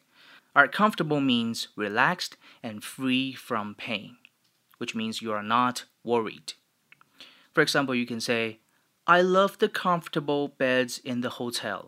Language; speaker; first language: English; non-native, fluent; Chinese